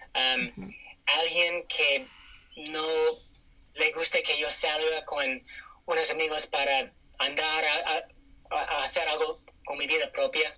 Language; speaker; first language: Spanish; non-native, fluent; English